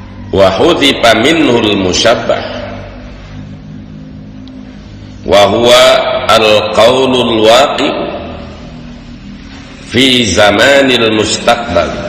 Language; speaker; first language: Arabic; non-native, fluent; Sundanese